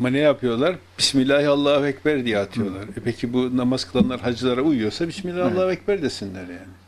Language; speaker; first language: Turkish; native; Turkish